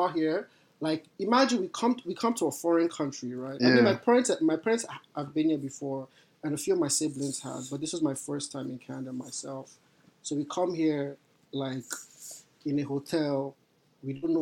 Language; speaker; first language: English; non-native, local second language; Yoruba